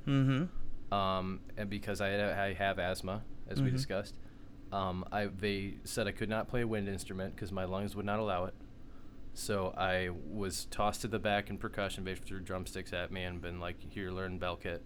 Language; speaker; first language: English; native; English